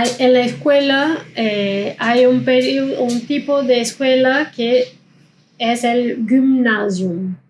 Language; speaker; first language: Spanish; non-native, fluent; German